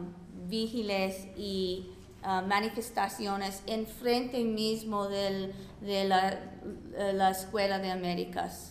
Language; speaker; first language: Spanish; non-native, fluent; English